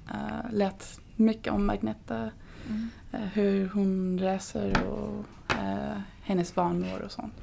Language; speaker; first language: Swedish; non-native, fluent; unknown